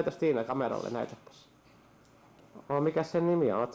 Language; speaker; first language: Finnish; native; Finnish